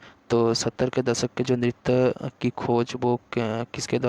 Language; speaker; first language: Hindi; native; Hindi